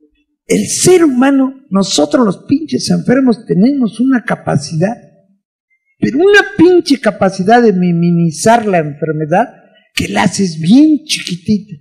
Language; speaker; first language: Spanish; native; Spanish